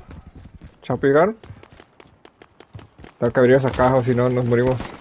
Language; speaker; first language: Spanish; early bilingual, heritage; Spanish